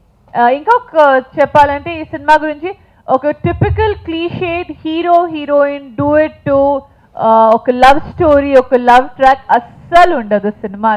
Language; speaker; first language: Telugu; non-native, fluent; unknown